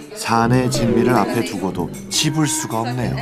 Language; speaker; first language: Korean; native; Korean